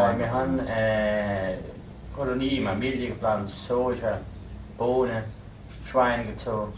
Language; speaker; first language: German; early bilingual, heritage; German